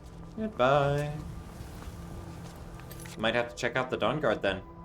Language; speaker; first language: English; native; English